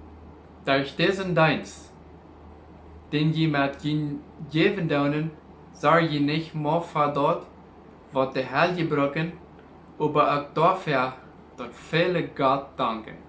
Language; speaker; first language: German; non-native, learner; Plautdietsch